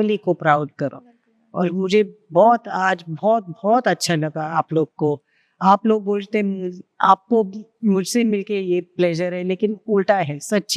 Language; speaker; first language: Hindi; non-native, local second language; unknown